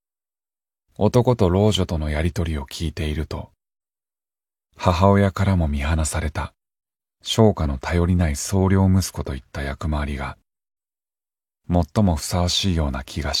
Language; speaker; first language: Japanese; native; Japanese